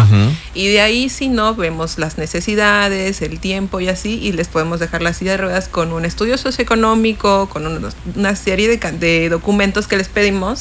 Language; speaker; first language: Spanish; native; Spanish